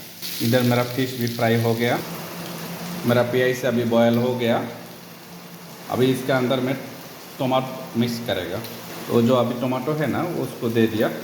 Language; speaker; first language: Hindi; non-native, learner; Bangla